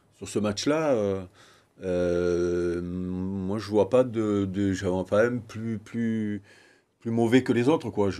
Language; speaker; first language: French; native; French